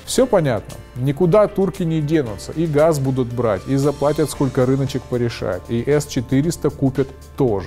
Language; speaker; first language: Russian; native; Russian